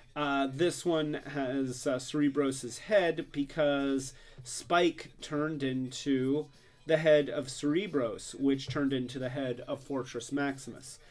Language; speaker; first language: English; native; English